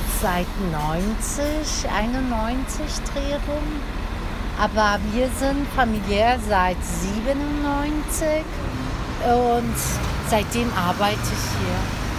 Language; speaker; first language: German; early bilingual, other home language; Turkish